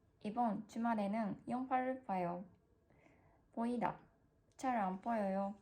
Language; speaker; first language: Korean; non-native, learner; Japanese